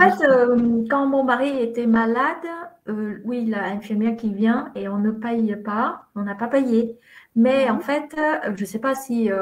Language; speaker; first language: French; non-native, fluent; Vietnamese